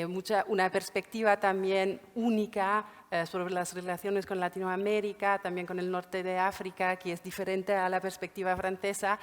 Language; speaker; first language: Spanish; non-native, fluent; German